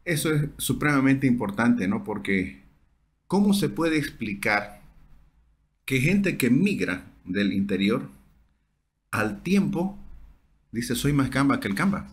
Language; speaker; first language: Spanish; native; Spanish